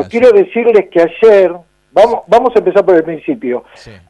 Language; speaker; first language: Spanish; native; Spanish